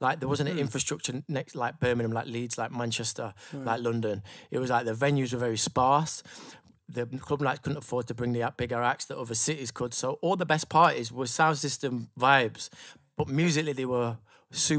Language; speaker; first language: English; native; English